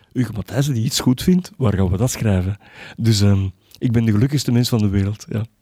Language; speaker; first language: Dutch; native; Dutch